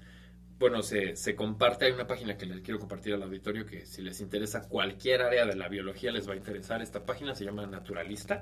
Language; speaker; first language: Spanish; native; Spanish